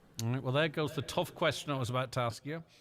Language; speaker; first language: English; native; English